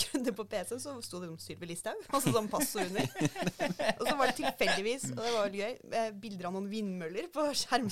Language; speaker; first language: Norwegian; native; Norwegian